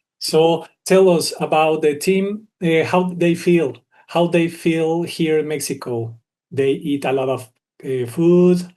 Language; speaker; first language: English; non-native, learner; Spanish